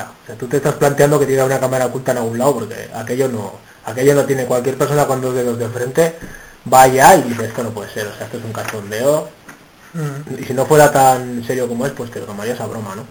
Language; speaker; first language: Spanish; native; Spanish